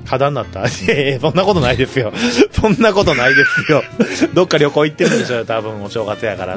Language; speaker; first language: Japanese; native; Japanese